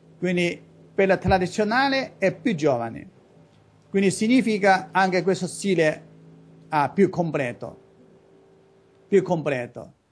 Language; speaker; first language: Italian; non-native, learner; Chinese